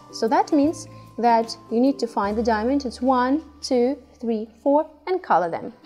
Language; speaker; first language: English; non-native, fluent; Russian